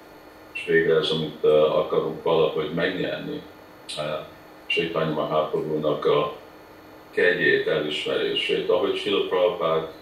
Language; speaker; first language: Hungarian; early bilingual, heritage; Hungarian